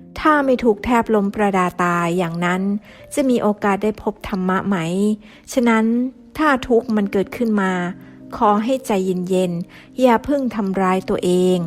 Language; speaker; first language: Thai; native; Thai